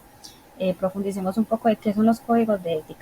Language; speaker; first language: Spanish; native; Spanish